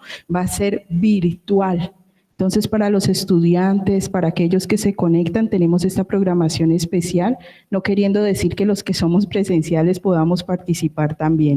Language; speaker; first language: Spanish; native; Spanish